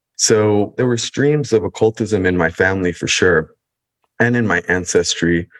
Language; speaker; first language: English; early bilingual, other home language; Spanish